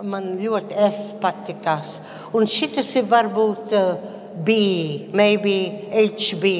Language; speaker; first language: Latvian; early bilingual, heritage; Latvian